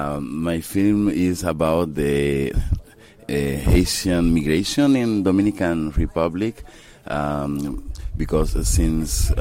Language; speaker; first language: English; non-native, learner; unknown